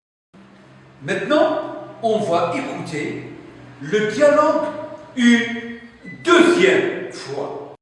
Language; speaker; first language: French; non-native, local second language; Arabic